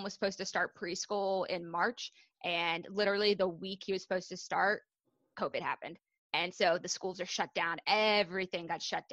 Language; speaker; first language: English; native; English